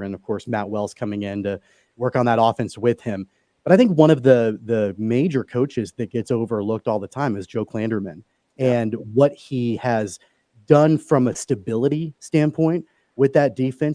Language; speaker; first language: English; native; English